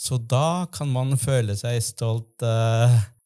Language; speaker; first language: Norwegian; non-native, fluent; Spanish